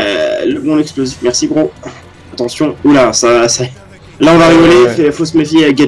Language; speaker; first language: French; native; French